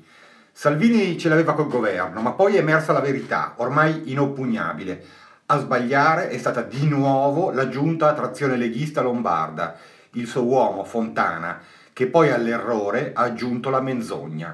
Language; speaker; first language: Italian; native; Italian